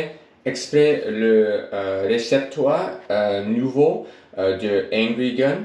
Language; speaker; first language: French; non-native, learner; English